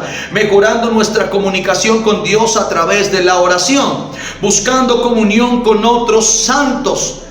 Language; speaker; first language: Spanish; native; Spanish